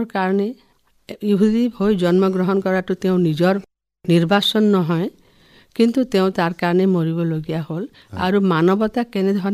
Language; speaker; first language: Assamese; non-native, local second language; Nepali